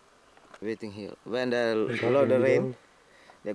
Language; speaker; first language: English; non-native, learner; Indonesian